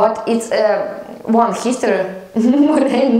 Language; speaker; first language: English; non-native, learner; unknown